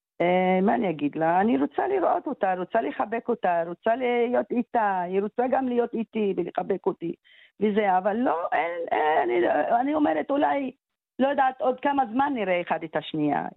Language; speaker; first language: Hebrew; non-native, local second language; Arabic